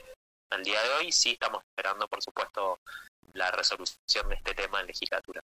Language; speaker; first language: Spanish; native; Spanish